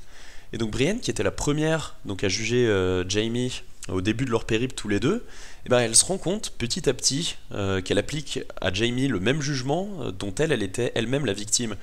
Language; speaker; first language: French; native; French